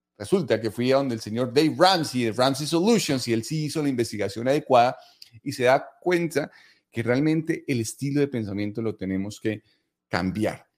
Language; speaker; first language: Spanish; native; Spanish